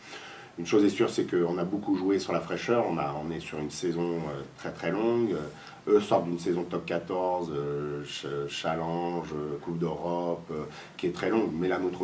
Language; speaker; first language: French; native; French